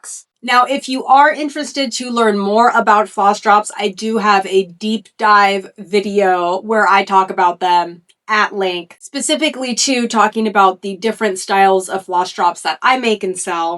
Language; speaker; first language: English; native; English